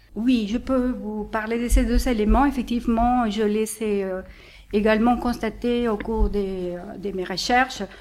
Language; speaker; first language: French; non-native, fluent; Spanish